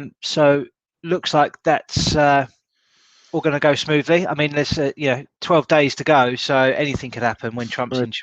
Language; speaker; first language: English; native; English